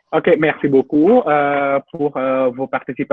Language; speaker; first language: French; non-native, fluent; Indonesian